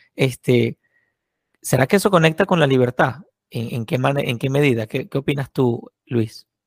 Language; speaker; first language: Spanish; native; Spanish